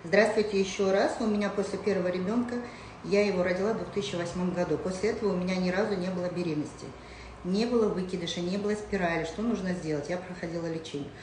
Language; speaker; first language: Russian; non-native, local second language; Kazakh